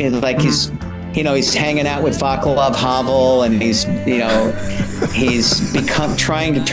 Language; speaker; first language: English; native; English